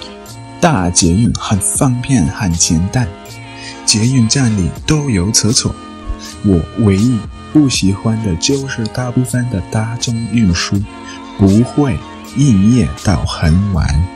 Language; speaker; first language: Chinese; non-native, learner; English